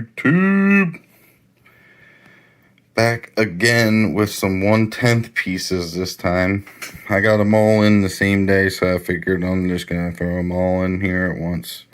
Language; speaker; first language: English; native; English